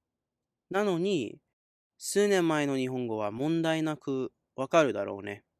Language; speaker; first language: Japanese; non-native, learner; English